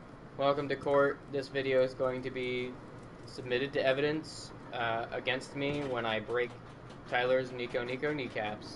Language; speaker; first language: English; native; English